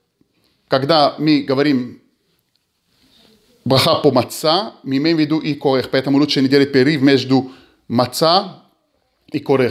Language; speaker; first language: Russian; early bilingual, heritage; Hebrew